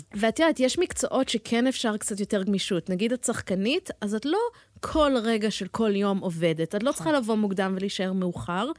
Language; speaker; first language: Hebrew; early bilingual, heritage; Hebrew